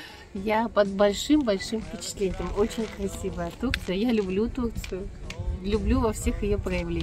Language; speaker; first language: Russian; native; Russian